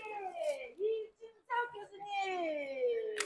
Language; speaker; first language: Korean; native; Korean